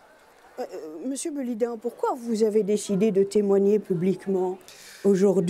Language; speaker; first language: French; native; French